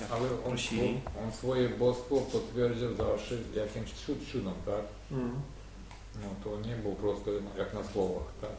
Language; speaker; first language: Polish; non-native, learner; Russian